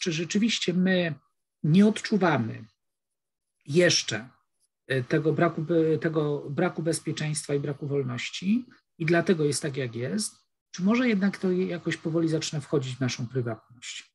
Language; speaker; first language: Polish; native; Polish